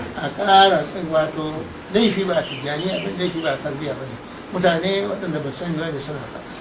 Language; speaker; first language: Hausa; non-native, local second language; Arabic